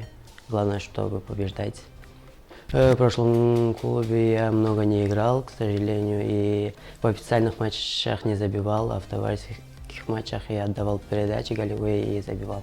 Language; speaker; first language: Russian; non-native, local second language; Kyrgyz